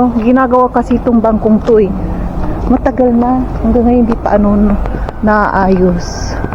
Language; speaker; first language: Filipino; non-native, local second language; Pangasinan